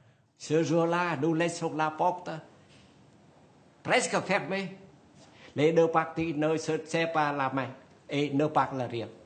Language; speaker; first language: French; non-native, learner; Vietnamese